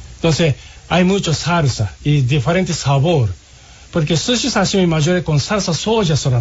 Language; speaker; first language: Spanish; non-native, learner; Japanese